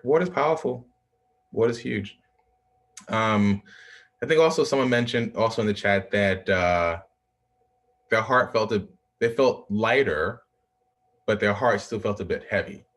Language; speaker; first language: English; native; English